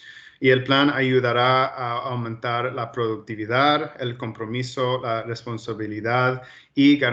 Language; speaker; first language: Spanish; early bilingual, heritage; Spanish